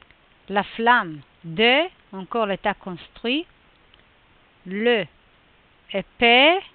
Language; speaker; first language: French; non-native, fluent; Hebrew